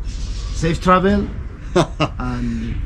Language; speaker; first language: English; non-native, learner; Spanish